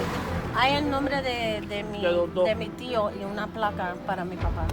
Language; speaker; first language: Spanish; early bilingual, heritage; English